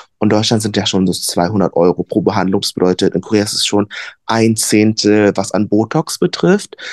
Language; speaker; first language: German; early bilingual, other home language; Vietnamese